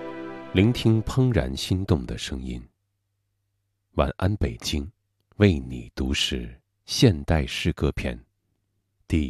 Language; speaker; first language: Chinese; native; Chinese